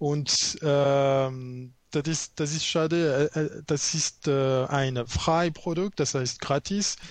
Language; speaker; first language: German; non-native, learner; French